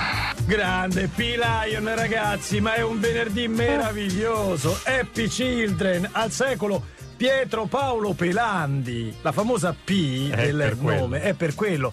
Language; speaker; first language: Italian; native; Italian